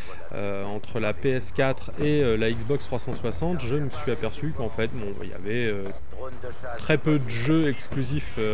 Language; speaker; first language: French; native; French